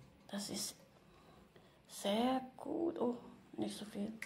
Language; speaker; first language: German; non-native, learner; Filipino